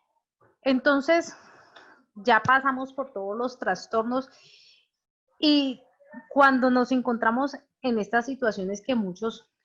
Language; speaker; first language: Spanish; native; Spanish